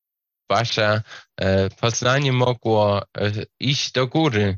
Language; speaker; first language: Polish; non-native, fluent; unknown